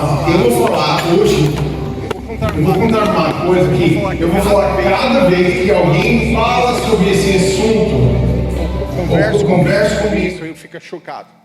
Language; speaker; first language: Portuguese; non-native, fluent; English